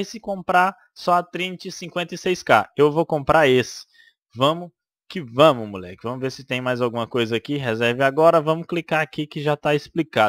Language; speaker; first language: Portuguese; native; Portuguese